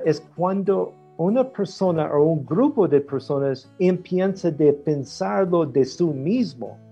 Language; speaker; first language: Spanish; non-native, fluent; English